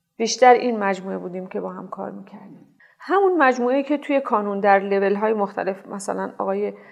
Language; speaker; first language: Persian; native; Persian